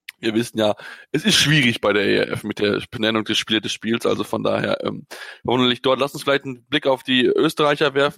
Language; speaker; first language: German; native; German